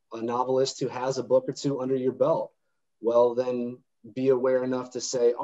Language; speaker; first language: English; native; English